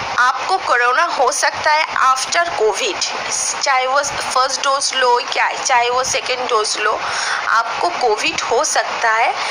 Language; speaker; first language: Hindi; non-native, local second language; Bangla